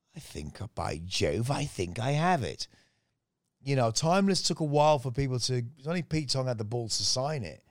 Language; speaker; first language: English; native; English